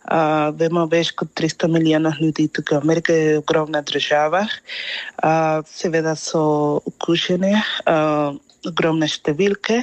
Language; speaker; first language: Slovenian; non-native, fluent; Spanish